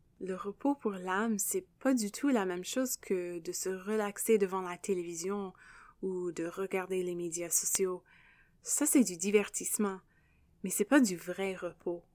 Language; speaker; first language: French; non-native, local second language; English